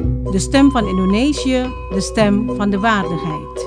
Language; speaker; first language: Dutch; non-native, fluent; Indonesian